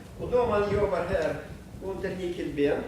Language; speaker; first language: Swedish; non-native, fluent; Russian